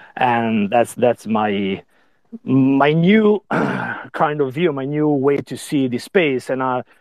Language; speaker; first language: English; non-native, learner; Italian